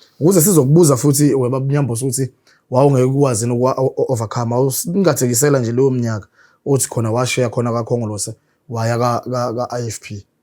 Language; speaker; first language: Zulu; native; Zulu